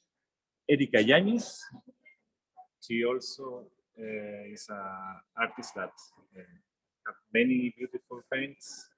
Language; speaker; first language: English; non-native, learner; Spanish